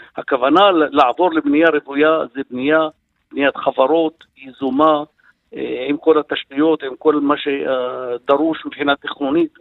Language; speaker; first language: Hebrew; non-native, local second language; Arabic